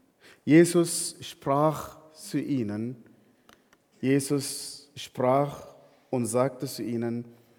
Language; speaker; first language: German; non-native, fluent; Arabic